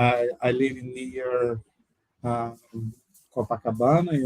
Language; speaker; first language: English; non-native, learner; Portuguese